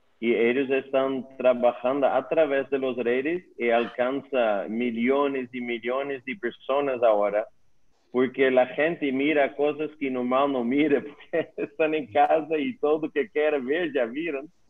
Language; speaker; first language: Spanish; non-native, learner; Dutch